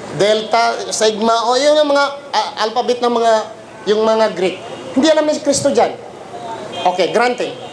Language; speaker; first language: Filipino; non-native, local second language; Cebuano